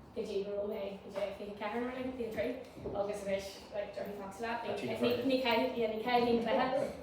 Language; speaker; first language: Irish; non-native, local second language; English